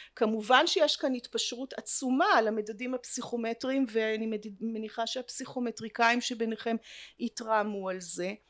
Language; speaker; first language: Hebrew; native; Hebrew